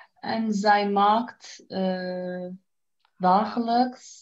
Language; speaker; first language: Dutch; non-native, learner; Turkish